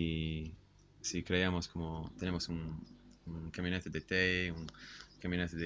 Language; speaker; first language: Spanish; non-native, fluent; English